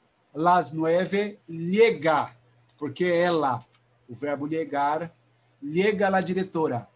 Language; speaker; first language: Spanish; non-native, learner; Portuguese